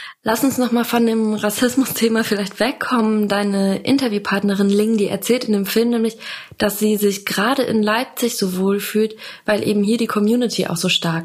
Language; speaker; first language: German; native; German